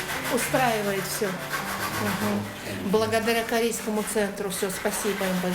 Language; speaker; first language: Russian; native; Russian